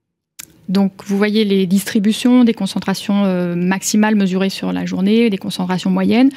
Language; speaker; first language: French; native; French